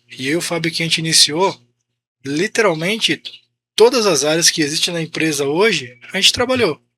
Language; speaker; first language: Portuguese; native; Portuguese